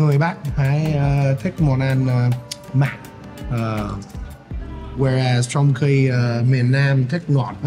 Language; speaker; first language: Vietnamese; non-native, fluent; English